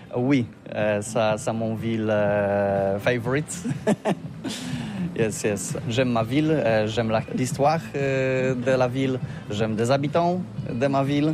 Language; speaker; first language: French; non-native, learner; Polish